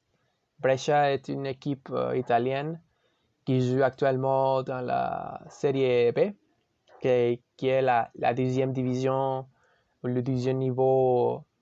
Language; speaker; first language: French; non-native, learner; Spanish